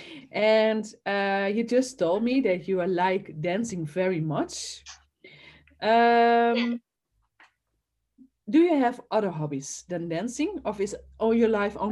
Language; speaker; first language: English; non-native, fluent; Dutch